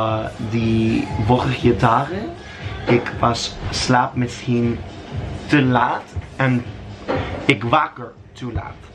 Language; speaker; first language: Dutch; non-native, learner; English